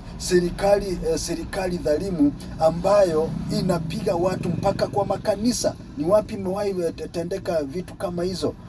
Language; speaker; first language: Swahili; non-native, local second language; Luyia